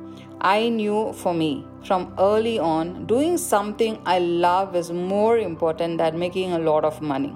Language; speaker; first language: English; non-native, local second language; Tamil